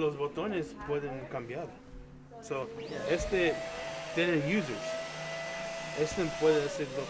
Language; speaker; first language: Spanish; early bilingual, heritage; Spanish